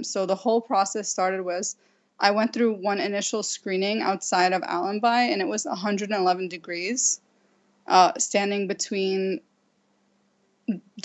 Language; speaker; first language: English; native; English